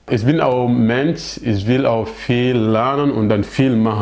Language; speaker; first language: German; non-native, learner; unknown